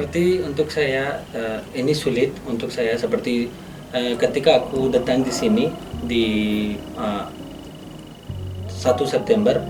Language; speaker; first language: Indonesian; non-native, learner; Hindi